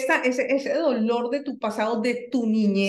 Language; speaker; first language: Spanish; native; Spanish